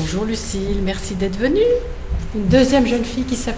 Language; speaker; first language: French; native; French